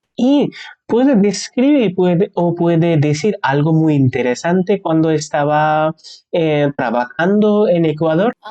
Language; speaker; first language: Spanish; non-native, learner; Bangla